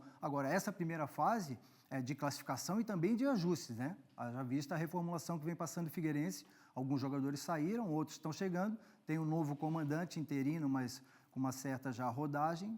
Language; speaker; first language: Portuguese; native; Portuguese